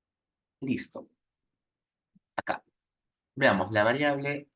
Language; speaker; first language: Spanish; native; Spanish